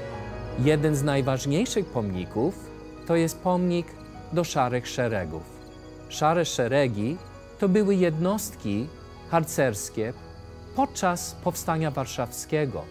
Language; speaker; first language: Polish; early bilingual, heritage; English